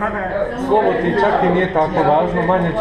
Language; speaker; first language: Serbian; native; Serbian